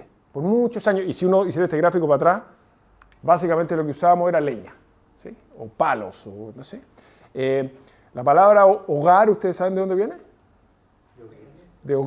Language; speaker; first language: Spanish; native; Spanish